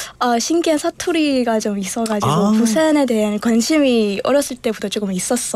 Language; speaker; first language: Korean; non-native, fluent; Burmese